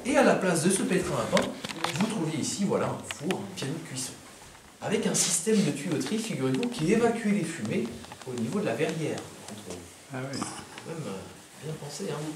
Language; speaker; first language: French; native; French